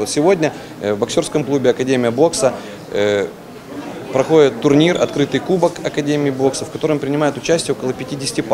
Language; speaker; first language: Russian; native; Russian